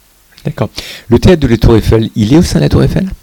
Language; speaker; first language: French; native; French